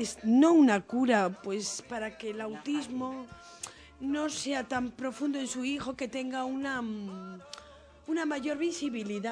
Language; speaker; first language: Spanish; native; Spanish